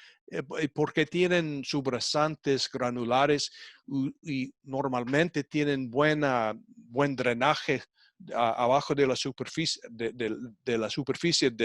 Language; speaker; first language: Spanish; non-native, fluent; English